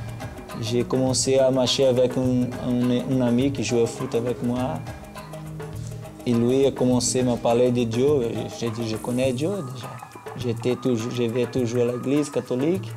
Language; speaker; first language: French; non-native, learner; Portuguese